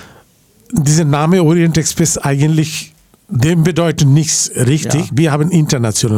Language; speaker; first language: German; non-native, learner; Bangla